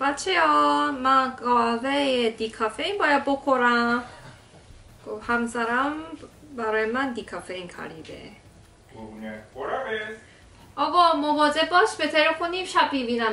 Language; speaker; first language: Persian; non-native, learner; Korean